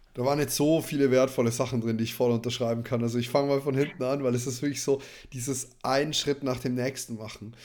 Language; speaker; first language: German; native; German